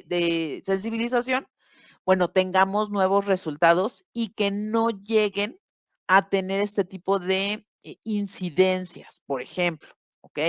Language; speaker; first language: Spanish; native; Spanish